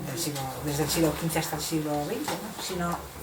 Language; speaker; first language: Spanish; non-native, local second language; Basque